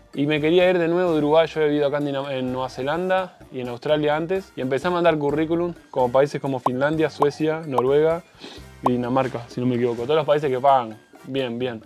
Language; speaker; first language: Spanish; native; Spanish